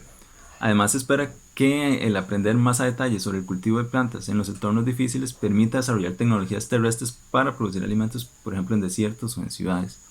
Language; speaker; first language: Spanish; native; Spanish